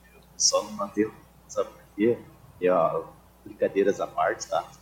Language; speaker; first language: Portuguese; native; Portuguese